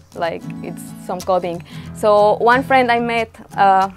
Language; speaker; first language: English; non-native, fluent; Spanish